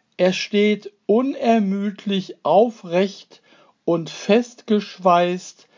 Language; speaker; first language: German; native; German